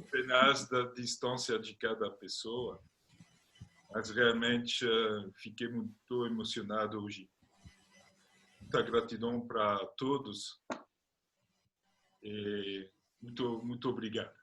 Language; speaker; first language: Portuguese; non-native, fluent; French